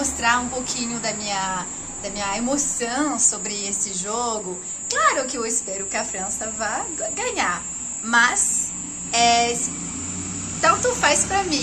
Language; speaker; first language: Portuguese; non-native, fluent; French